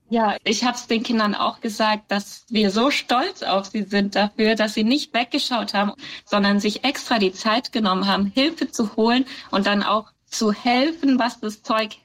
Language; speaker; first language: German; native; German